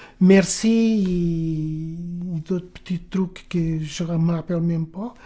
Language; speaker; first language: French; non-native, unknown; Portuguese